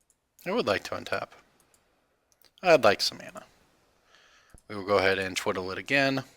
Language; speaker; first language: English; native; English